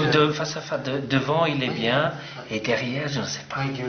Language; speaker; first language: French; non-native, fluent; English